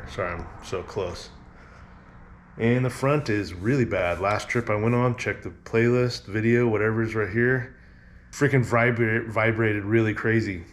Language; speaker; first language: English; native; English